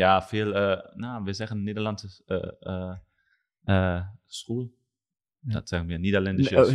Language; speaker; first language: Dutch; non-native, learner; German